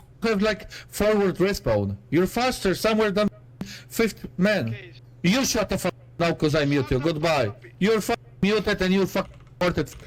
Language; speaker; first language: English; non-native, learner; Polish